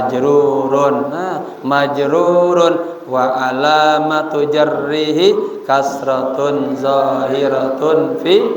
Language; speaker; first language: Arabic; non-native, fluent; Indonesian